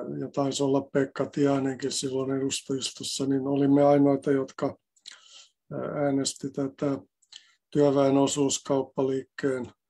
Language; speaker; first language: Finnish; native; Finnish